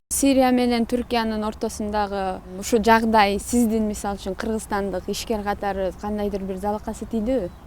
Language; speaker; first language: Kyrgyz; native; Kyrgyz